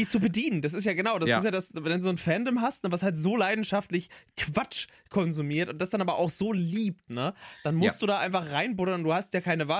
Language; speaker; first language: German; native; German